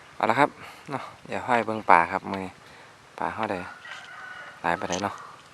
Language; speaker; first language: Thai; native; Thai